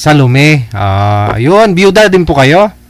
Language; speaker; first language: Filipino; native; Filipino